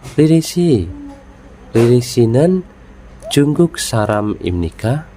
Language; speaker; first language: Korean; non-native, fluent; Indonesian